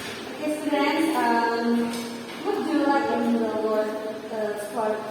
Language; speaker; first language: English; non-native, learner; Indonesian